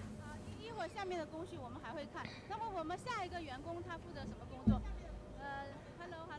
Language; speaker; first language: Chinese; native; Chinese